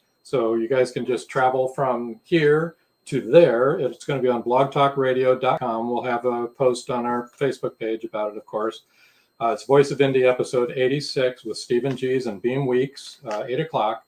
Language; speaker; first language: English; native; English